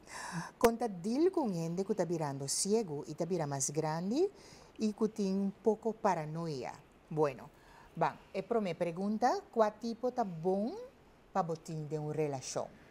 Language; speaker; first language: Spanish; non-native, fluent; Papiamento